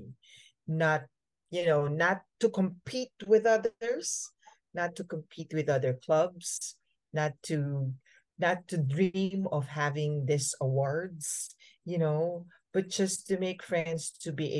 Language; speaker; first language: English; non-native, local second language; Filipino